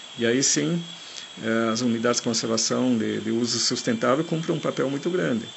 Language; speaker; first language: Portuguese; non-native, fluent; German